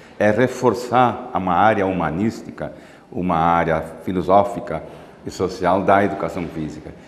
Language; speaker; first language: Portuguese; native; Portuguese